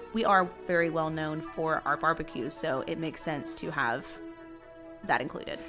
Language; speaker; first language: English; native; English